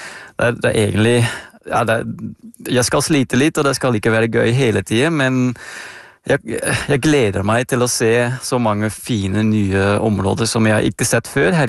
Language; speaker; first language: Norwegian; non-native, fluent; Dutch